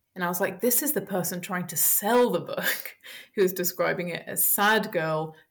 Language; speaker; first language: English; early bilingual, heritage; French